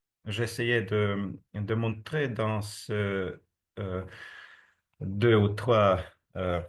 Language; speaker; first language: French; non-native, fluent; Estonian